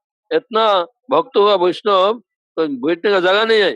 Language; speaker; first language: Hindi; non-native, local second language; Bangla